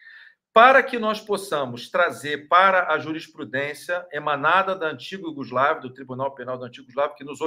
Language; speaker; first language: Portuguese; native; Portuguese